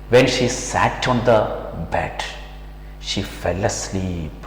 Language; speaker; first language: English; non-native, local second language; Malayalam